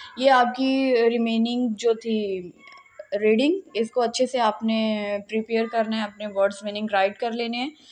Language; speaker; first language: Urdu; non-native, local second language; Punjabi